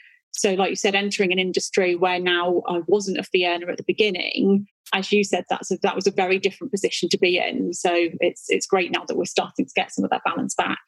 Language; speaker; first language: English; native; English